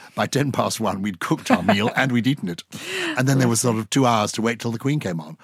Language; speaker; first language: English; native; English